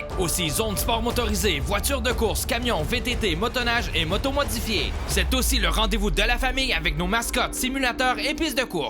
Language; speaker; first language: French; native; French